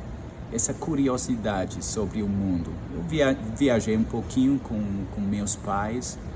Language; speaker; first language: Portuguese; non-native, fluent; English